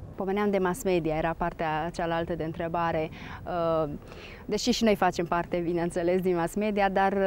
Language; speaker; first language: Romanian; native; Romanian